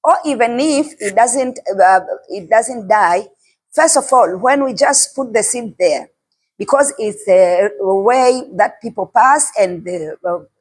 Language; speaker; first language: English; non-native, local second language; Swahili